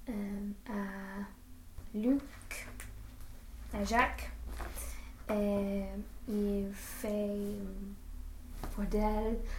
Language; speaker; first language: French; non-native, learner; English